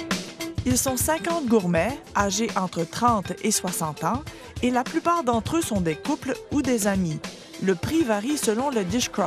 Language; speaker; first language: French; native; French